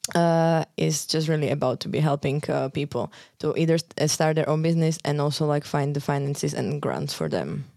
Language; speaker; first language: English; non-native, fluent; Slovak